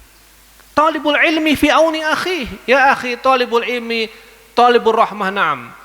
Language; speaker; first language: Arabic; non-native, fluent; Indonesian